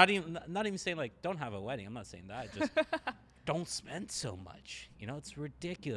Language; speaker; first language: English; early bilingual, other home language; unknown